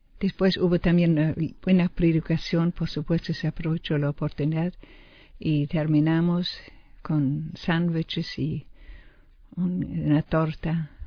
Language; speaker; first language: Spanish; non-native, fluent; German